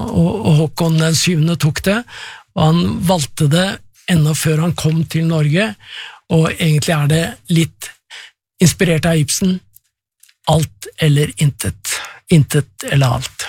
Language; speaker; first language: Norwegian; native; Norwegian